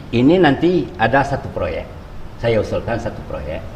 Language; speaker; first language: Indonesian; non-native, local second language; Minangkabau